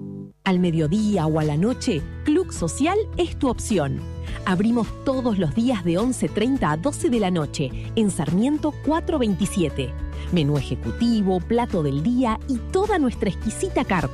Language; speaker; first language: Spanish; native; Spanish